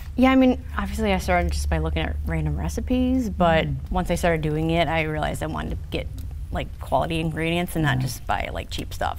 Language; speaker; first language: English; native; English